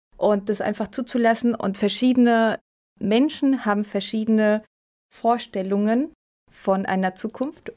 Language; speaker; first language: German; early bilingual, other home language; Spanish